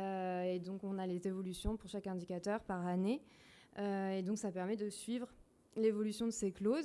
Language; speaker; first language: French; native; French